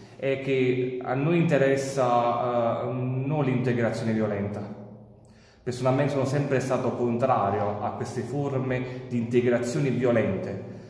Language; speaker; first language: Italian; native; Italian